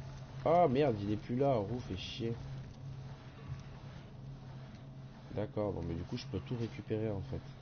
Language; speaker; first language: French; native; French